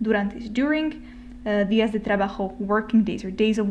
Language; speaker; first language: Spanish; non-native, fluent; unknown